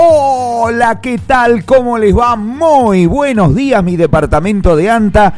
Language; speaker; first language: Spanish; native; Spanish